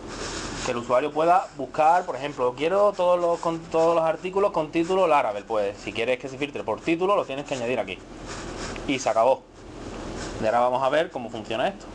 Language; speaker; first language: Spanish; native; Spanish